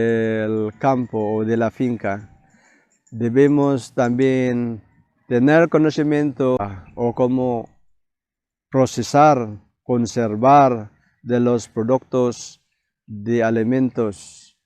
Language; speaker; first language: Spanish; non-native, fluent; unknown